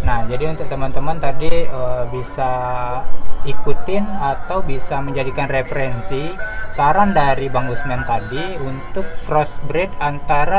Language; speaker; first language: Indonesian; native; Indonesian